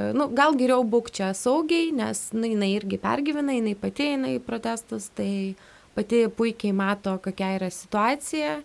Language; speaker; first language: Lithuanian; non-native, fluent; Russian